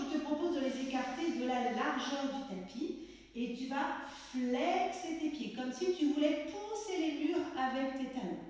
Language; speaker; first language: French; native; French